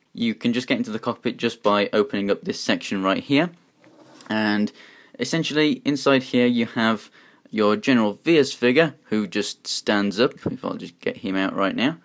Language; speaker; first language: English; native; English